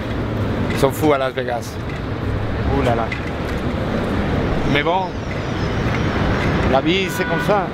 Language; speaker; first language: French; non-native, learner; Spanish